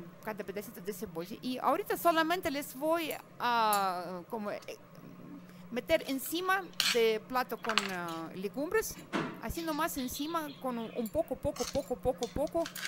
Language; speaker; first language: Spanish; non-native, fluent; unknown